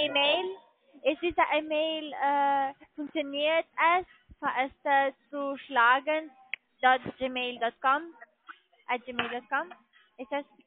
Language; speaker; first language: German; non-native, learner; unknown